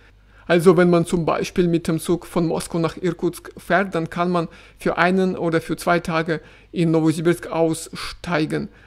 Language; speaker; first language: German; non-native, fluent; Russian